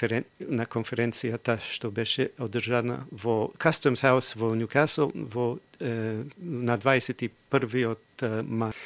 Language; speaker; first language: Macedonian; non-native, fluent; English